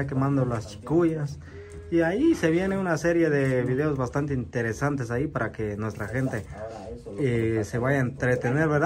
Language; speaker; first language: Spanish; native; Spanish